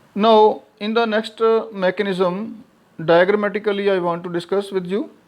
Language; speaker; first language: English; non-native, local second language; Punjabi